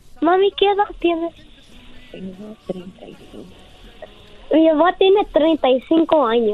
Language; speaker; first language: Spanish; early bilingual, other home language; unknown